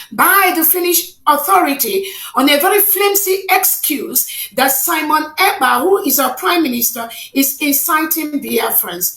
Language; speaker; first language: English; non-native, local second language; Igbo